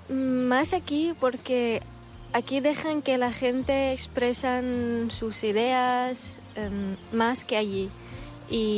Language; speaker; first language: Spanish; non-native, fluent; Arabic